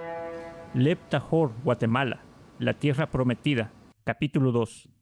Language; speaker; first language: Spanish; native; Spanish